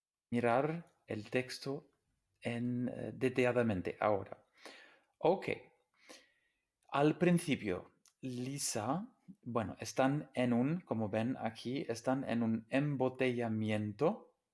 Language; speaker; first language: Spanish; non-native, fluent; English